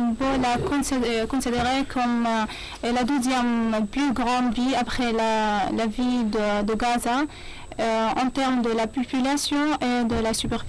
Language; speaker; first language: French; non-native, learner; Arabic